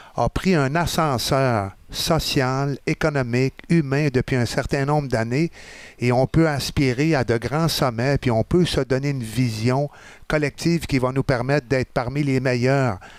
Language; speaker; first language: French; native; French